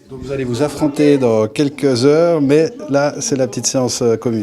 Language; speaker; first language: French; native; French